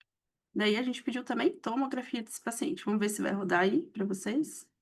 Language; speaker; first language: Portuguese; native; Portuguese